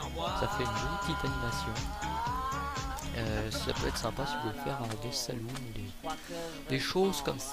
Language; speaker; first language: French; native; French